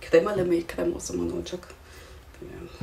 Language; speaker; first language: Turkish; non-native, fluent; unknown